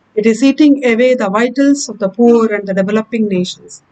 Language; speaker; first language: English; non-native, local second language; Kannada